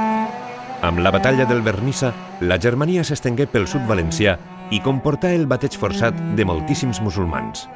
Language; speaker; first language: Catalan; native; Catalan